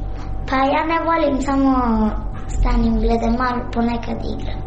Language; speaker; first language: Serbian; non-native, learner; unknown